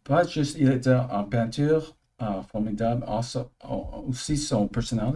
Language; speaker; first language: French; early bilingual, heritage; English